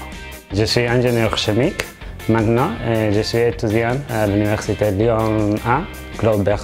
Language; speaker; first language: French; non-native, fluent; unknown